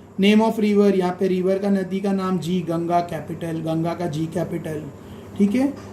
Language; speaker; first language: Hindi; native; Hindi